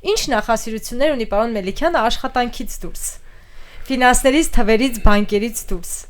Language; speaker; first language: Armenian; native; Armenian